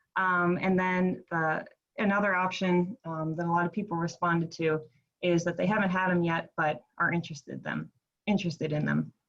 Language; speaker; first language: English; native; English